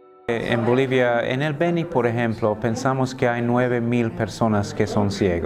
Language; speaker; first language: Spanish; non-native, fluent; English